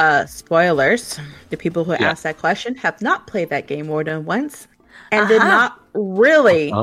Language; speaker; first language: English; native; English